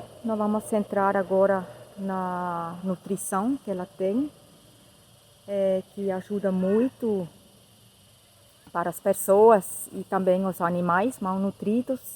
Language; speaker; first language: Portuguese; non-native, fluent; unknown